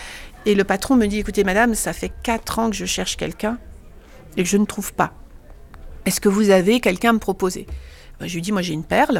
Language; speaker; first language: French; native; French